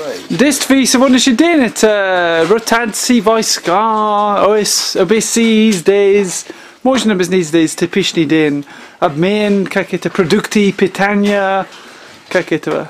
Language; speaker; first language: Russian; non-native, learner; English